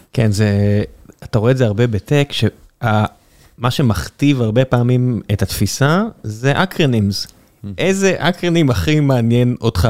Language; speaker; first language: Hebrew; native; Hebrew